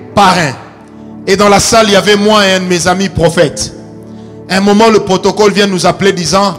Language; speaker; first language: French; non-native, local second language; Lingala